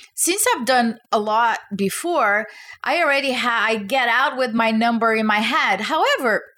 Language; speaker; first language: English; non-native, fluent; Portuguese